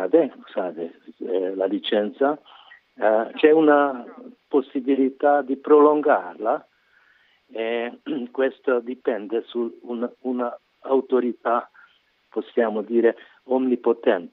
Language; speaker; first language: Italian; non-native, learner; Hungarian